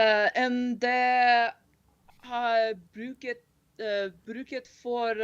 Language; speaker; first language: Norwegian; non-native, learner; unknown